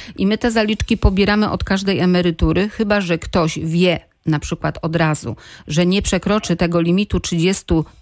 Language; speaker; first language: Polish; native; Polish